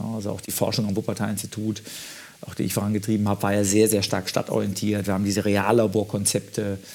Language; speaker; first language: German; native; German